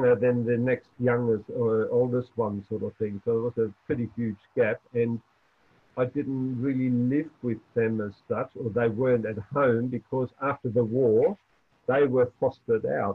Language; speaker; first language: English; non-native, fluent; German